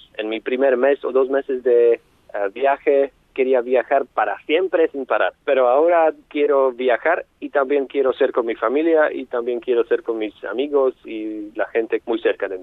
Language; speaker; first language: Spanish; non-native, fluent; Slovak